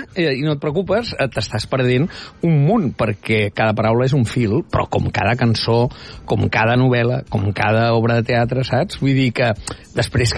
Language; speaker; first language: Catalan; native; Catalan